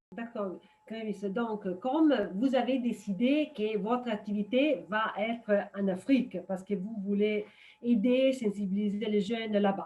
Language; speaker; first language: French; non-native, fluent; Italian